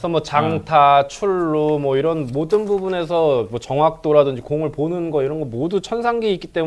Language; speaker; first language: Korean; native; Korean